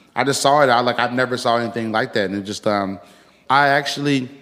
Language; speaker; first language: English; native; English